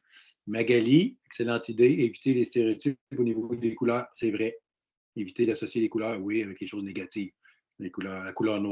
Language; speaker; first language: French; native; French